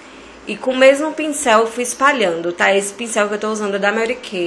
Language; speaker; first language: Portuguese; native; Portuguese